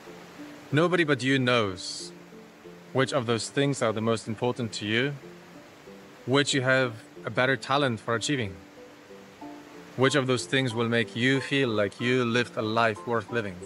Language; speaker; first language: English; non-native, fluent; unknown